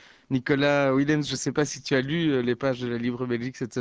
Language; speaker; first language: French; native; French